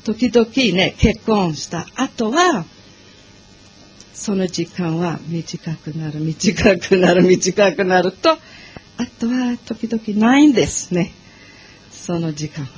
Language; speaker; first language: Japanese; non-native, learner; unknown